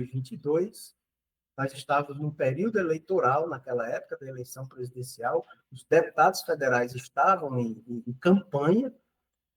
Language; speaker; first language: Portuguese; native; Portuguese